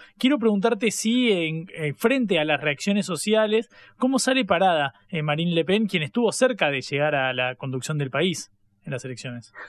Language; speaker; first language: Spanish; native; Spanish